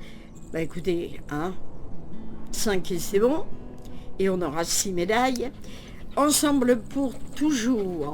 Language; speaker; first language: French; native; French